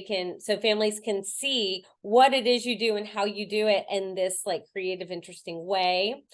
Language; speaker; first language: English; native; English